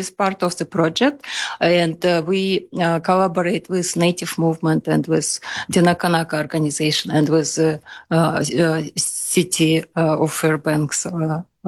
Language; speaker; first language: English; non-native, fluent; Russian